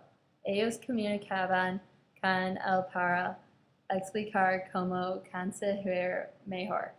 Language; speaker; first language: Spanish; non-native, learner; English